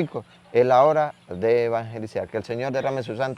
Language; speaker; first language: Spanish; native; Spanish